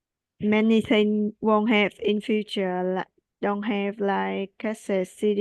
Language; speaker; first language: English; non-native, learner; Vietnamese